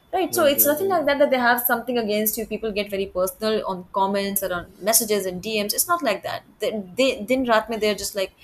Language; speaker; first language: English; non-native, local second language; Hindi